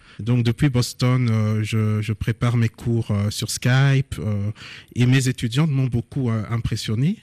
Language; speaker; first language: French; non-native, local second language; Lingala